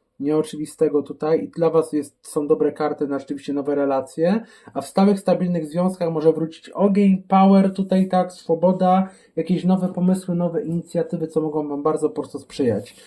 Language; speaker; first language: Polish; native; Polish